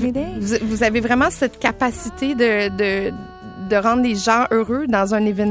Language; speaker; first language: French; native; French